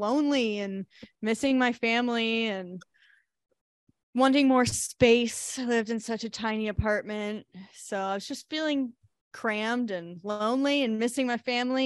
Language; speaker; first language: English; native; English